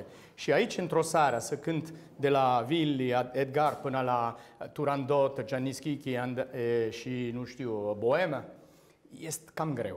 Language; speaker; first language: Romanian; non-native, learner; French